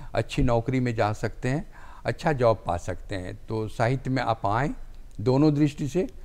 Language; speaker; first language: Hindi; native; Hindi